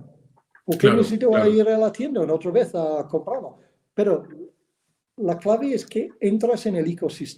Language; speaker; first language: Spanish; non-native, fluent; English